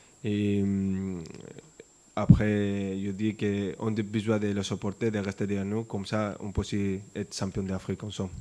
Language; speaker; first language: French; non-native, fluent; Spanish